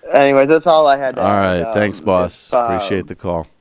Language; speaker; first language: English; native; English